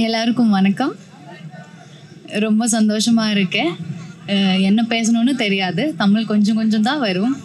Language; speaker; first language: Tamil; non-native, learner; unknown